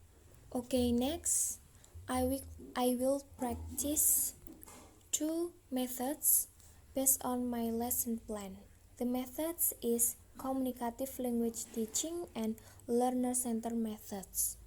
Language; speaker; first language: English; non-native, learner; Indonesian